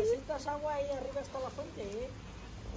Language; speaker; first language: Spanish; native; Spanish